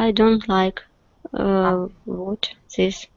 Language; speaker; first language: English; non-native, learner; Russian